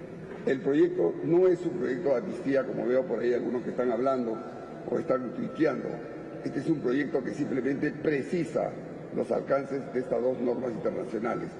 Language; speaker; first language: Spanish; native; Spanish